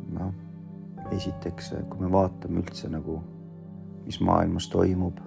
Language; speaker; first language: Estonian; early bilingual, other home language; Russian